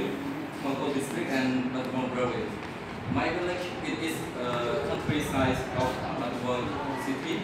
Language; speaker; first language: English; non-native, learner; Khmer